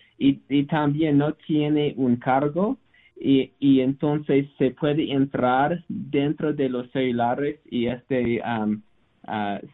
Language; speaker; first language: Spanish; non-native, learner; English